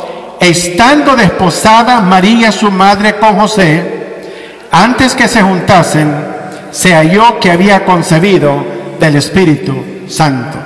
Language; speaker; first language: Spanish; native; Spanish